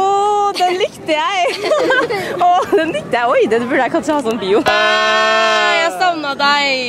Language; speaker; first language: Norwegian; native; Norwegian